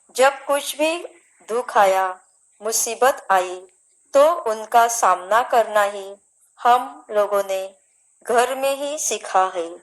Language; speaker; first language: Hindi; non-native, local second language; Marathi